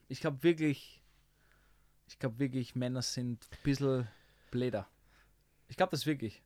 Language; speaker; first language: German; native; German